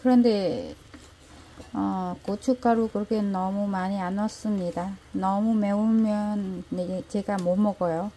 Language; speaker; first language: Korean; non-native, learner; Vietnamese